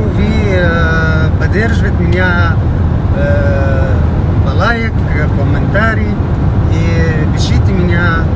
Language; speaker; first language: Russian; non-native, learner; Arabic